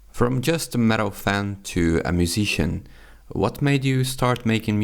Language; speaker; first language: English; non-native, fluent; Finnish